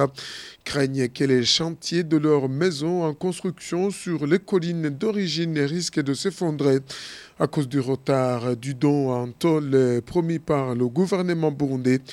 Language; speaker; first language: French; non-native, local second language; Rundi